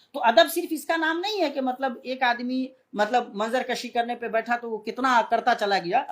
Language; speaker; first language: Urdu; native; Urdu